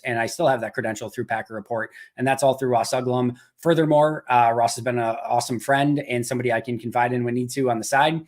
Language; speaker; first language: English; native; English